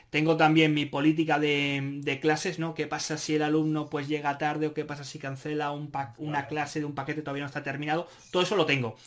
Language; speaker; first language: Spanish; native; Spanish